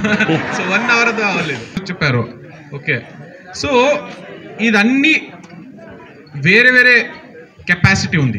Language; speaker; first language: Telugu; non-native, learner; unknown